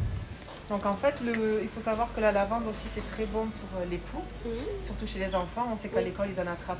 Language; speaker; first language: French; native; French